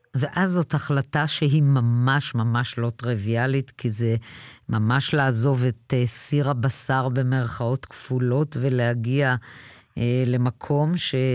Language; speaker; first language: Hebrew; native; Hebrew